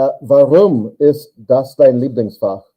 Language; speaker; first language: German; non-native, learner; English